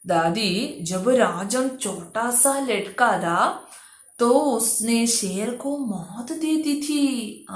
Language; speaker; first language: Hindi; non-native, local second language; Malayalam